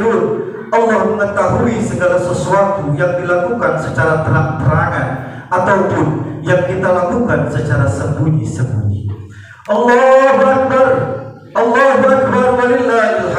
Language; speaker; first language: Indonesian; native; Indonesian